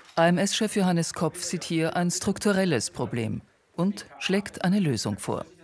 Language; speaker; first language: German; native; German